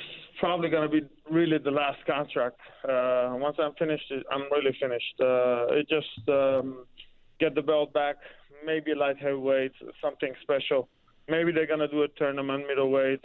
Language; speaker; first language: English; non-native, fluent; Dutch